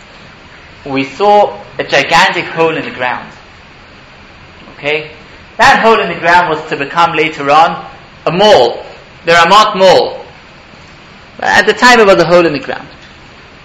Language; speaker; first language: English; native; English